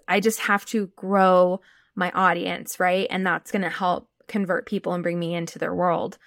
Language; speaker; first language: English; native; English